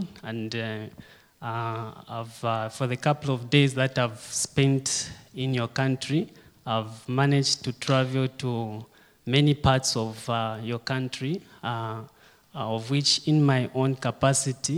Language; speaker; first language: English; non-native, local second language; Bemba